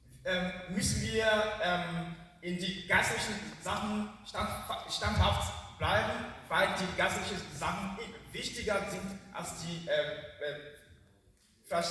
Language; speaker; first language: German; non-native, learner; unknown